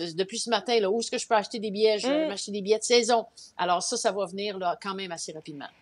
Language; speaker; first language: French; native; French